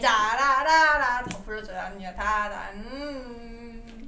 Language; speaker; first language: Korean; native; Korean